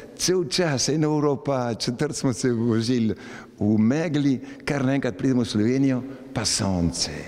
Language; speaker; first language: Slovenian; early bilingual, heritage; Slovenian